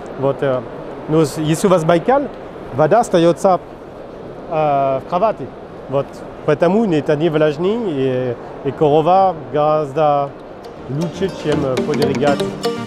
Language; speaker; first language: Russian; non-native, learner; French